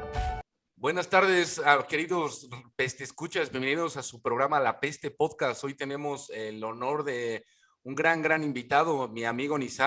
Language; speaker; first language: Spanish; native; Spanish